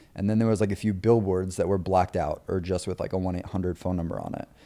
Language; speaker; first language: English; native; English